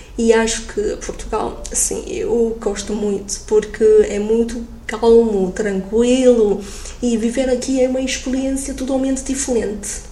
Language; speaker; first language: Portuguese; non-native, fluent; Chinese